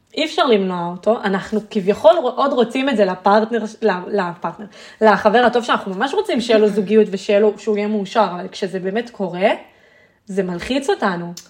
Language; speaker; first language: Hebrew; early bilingual, other home language; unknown